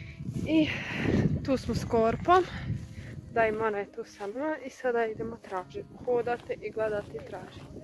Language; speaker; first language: Croatian; native; Croatian